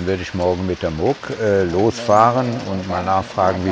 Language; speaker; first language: German; native; German